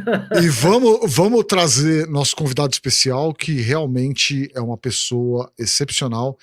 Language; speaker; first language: Portuguese; native; Portuguese